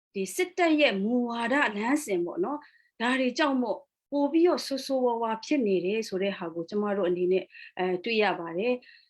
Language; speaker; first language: Burmese; non-native, local second language; Kachin